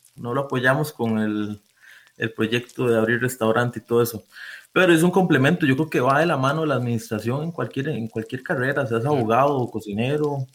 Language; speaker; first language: Spanish; native; Spanish